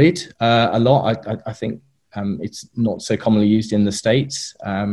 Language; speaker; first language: English; native; English